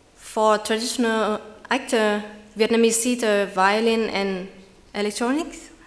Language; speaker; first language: English; non-native, fluent; Vietnamese